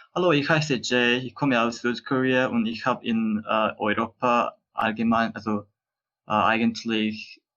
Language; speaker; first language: German; non-native, learner; Korean